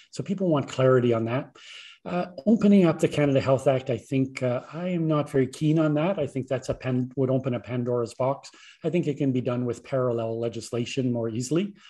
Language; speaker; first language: English; native; English